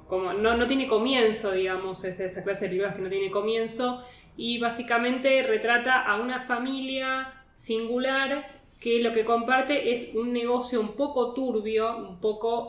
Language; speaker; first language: Spanish; native; Spanish